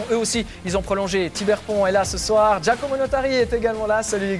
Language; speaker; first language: French; native; French